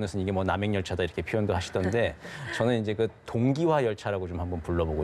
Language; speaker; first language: Korean; native; Korean